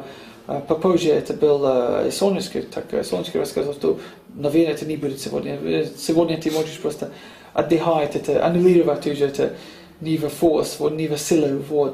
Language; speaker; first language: Russian; non-native, learner; English